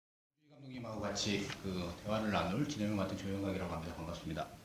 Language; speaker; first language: Korean; native; Korean